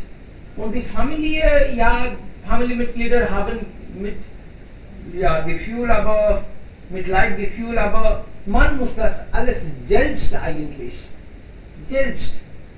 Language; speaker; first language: German; non-native, fluent; Hindi